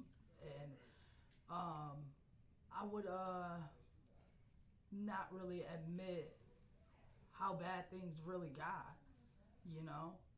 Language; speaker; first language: English; native; English